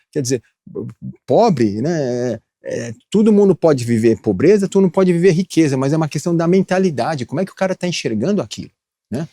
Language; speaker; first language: Portuguese; early bilingual, other home language; Japanese